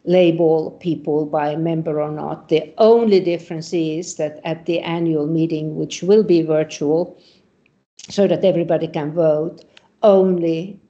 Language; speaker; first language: English; non-native, fluent; Finnish